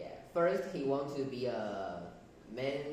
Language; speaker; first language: English; non-native, learner; Chinese